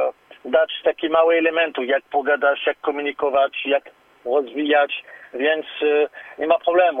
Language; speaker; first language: Polish; non-native, learner; French